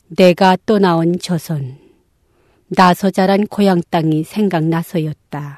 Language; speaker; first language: Korean; non-native, local second language; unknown